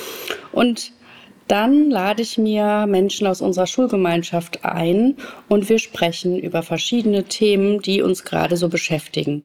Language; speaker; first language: German; native; German